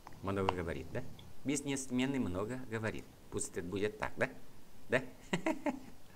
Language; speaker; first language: Russian; non-native, fluent; Vietnamese